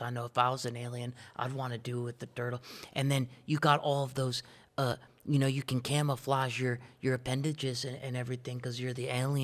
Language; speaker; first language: English; native; English